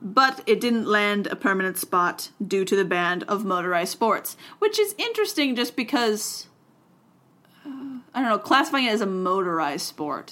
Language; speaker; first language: English; native; English